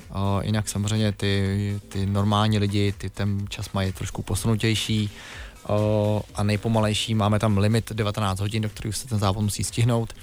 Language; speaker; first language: Czech; native; Czech